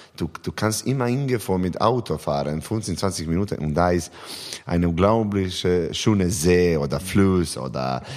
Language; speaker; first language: German; non-native, learner; Serbian